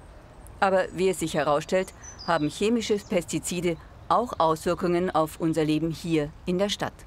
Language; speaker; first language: German; native; German